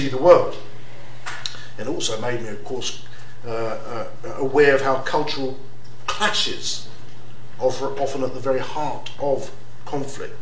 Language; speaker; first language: English; native; English